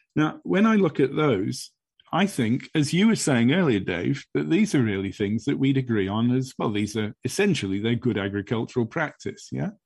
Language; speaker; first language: English; native; English